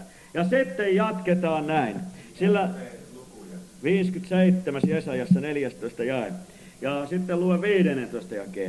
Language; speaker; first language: Finnish; native; Finnish